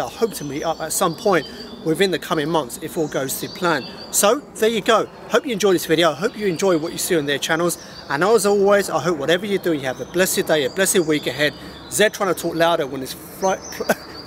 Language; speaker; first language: English; native; English